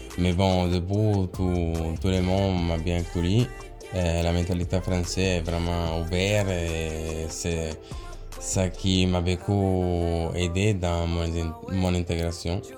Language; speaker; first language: French; non-native, learner; Italian